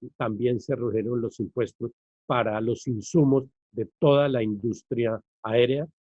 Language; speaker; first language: Spanish; native; Spanish